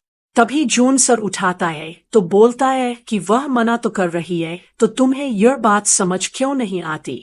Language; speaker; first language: Hindi; native; Hindi